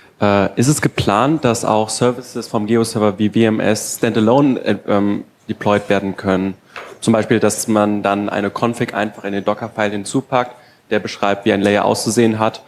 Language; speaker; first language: German; native; German